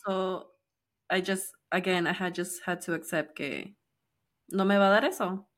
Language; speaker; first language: English; early bilingual, other home language; Spanish